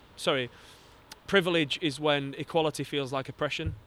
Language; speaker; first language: English; native; English